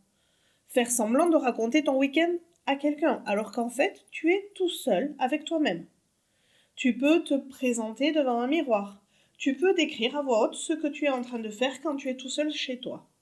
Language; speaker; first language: French; native; French